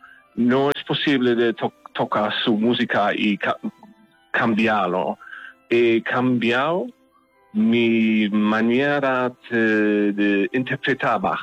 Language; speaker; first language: Spanish; non-native, learner; German